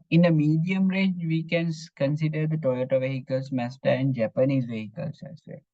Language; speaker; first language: English; non-native, local second language; Sinhala